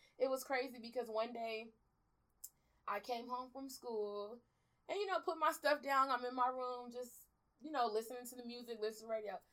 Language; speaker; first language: English; early bilingual, other home language; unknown